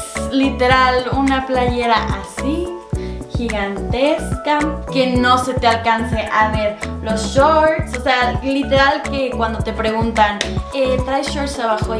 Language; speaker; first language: Spanish; native; Spanish